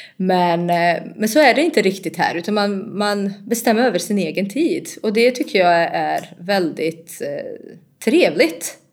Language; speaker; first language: Swedish; non-native, fluent; Bosnian